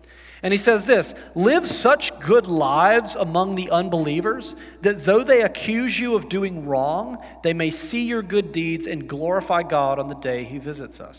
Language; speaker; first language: English; native; English